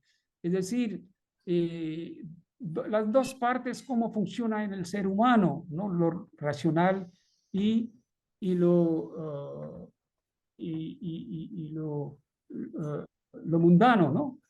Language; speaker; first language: Spanish; non-native, fluent; Bangla